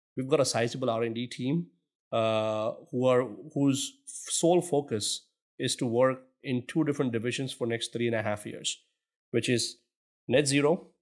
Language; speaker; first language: English; non-native, local second language; Gujarati